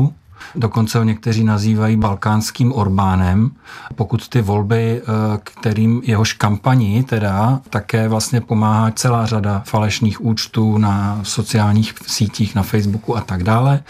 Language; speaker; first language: Czech; native; Czech